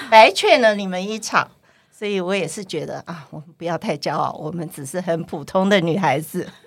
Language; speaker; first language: Chinese; non-native, local second language; Cantonese